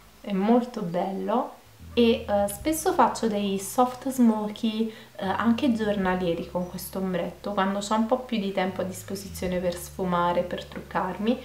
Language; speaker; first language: Italian; native; Italian